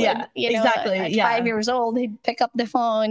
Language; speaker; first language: English; non-native, local second language; Filipino